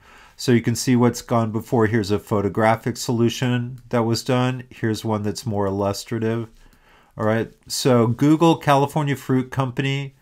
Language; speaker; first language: English; native; English